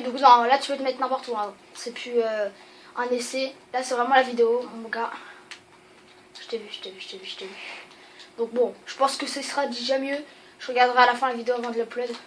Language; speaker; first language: French; native; French